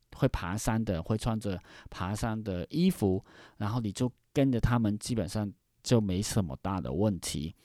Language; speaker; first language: Chinese; non-native, fluent; Cantonese